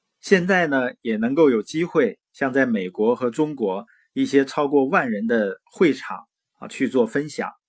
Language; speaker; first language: Chinese; native; Chinese